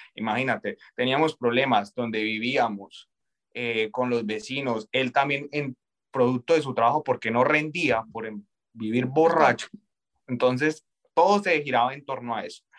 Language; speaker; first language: Spanish; native; Spanish